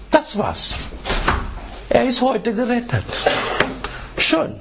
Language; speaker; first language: German; non-native, fluent; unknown